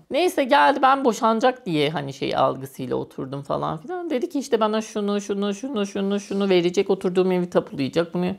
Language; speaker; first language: Turkish; native; Turkish